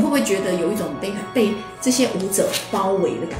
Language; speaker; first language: Chinese; native; Chinese